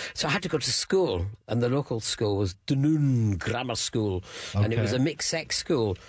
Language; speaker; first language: English; native; English